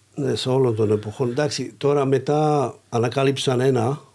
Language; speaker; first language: Greek; non-native, learner; Slovak